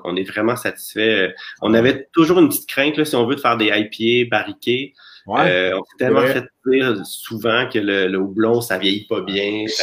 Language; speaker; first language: French; native; French